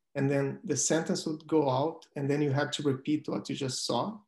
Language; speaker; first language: English; non-native, fluent; Portuguese